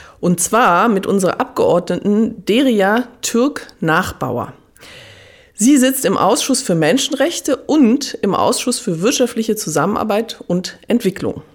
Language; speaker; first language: German; native; German